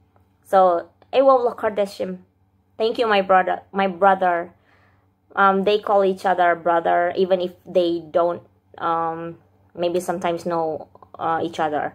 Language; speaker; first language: English; non-native, fluent; Indonesian